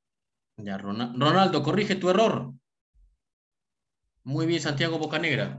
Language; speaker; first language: Spanish; native; Spanish